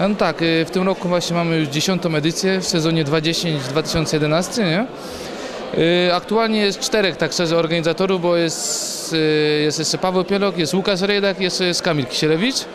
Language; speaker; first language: Polish; native; Polish